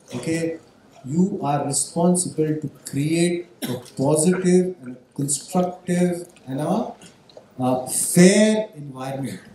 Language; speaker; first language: English; non-native, local second language; Marathi